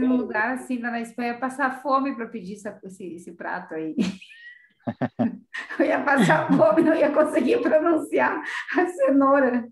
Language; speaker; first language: Spanish; non-native, learner; Portuguese